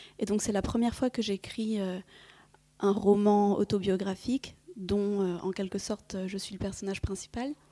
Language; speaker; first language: French; early bilingual, other home language; Vietnamese